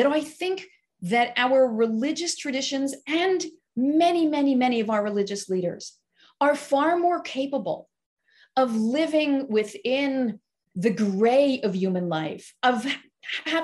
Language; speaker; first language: English; native; English